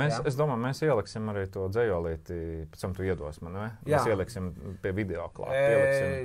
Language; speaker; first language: Latvian; native; Latvian